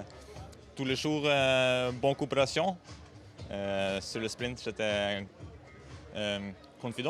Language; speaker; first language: French; non-native, learner; Italian